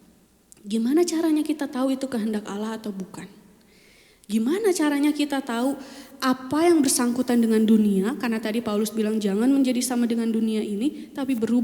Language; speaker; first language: Indonesian; native; Indonesian